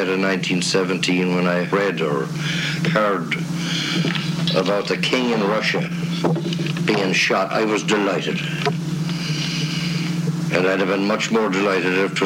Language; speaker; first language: English; native; English